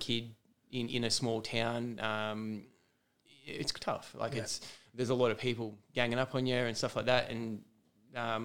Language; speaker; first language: English; native; English